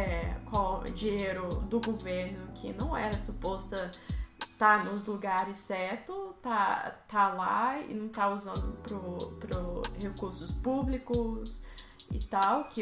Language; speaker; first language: Portuguese; early bilingual, heritage; Portuguese